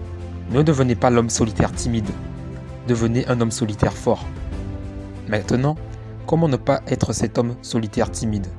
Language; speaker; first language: French; native; French